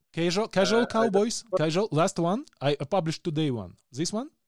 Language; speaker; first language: English; non-native, fluent; Ukrainian